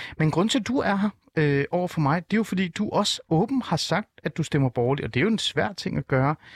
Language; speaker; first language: Danish; early bilingual, other home language; Persian